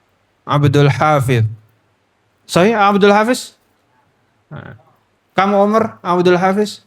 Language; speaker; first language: Arabic; non-native, learner; Indonesian